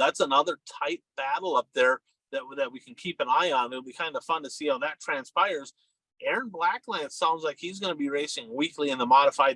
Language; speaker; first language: English; native; English